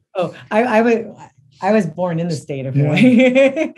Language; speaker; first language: English; native; English